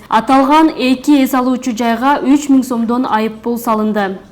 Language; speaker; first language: Kyrgyz; native; Kyrgyz